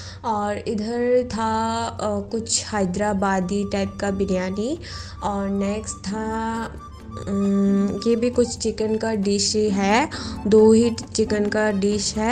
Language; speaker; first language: Hindi; non-native, local second language; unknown